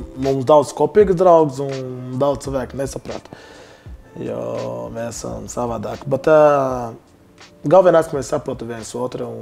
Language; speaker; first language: Latvian; non-native, learner; Portuguese